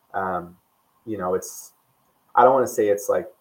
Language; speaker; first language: English; non-native, fluent; Portuguese